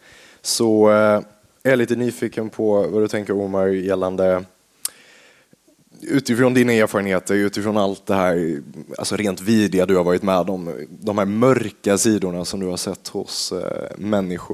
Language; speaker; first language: Swedish; native; Swedish